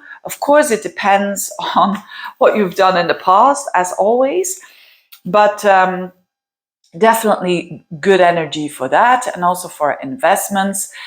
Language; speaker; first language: English; non-native, fluent; Dutch